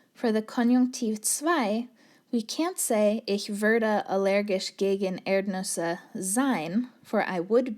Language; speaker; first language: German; non-native, fluent; English